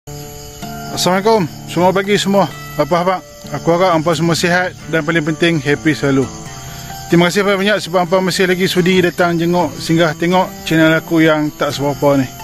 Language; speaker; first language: Malay; native; Malay